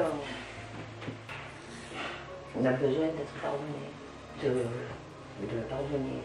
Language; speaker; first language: French; native; French